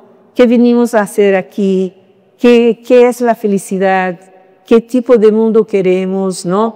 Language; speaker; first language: Spanish; non-native, fluent; Portuguese